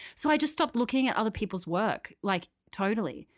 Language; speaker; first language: English; native; English